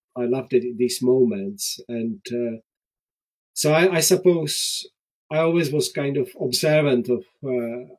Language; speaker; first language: English; non-native, fluent; Czech